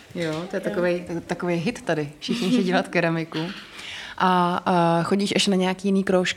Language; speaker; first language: Czech; native; Czech